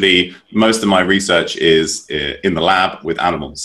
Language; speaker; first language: English; native; English